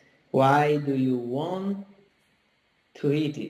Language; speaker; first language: English; non-native, learner; Italian